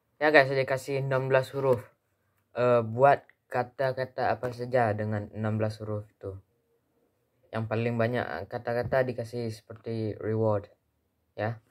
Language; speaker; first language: Indonesian; early bilingual, heritage; Indonesian